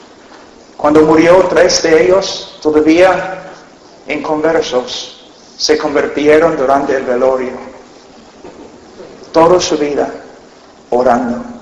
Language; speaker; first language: Spanish; non-native, fluent; English